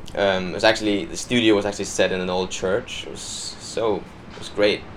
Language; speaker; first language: English; non-native, fluent; Danish